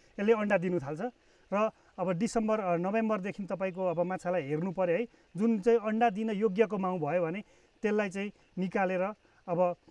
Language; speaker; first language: Nepali; native; Nepali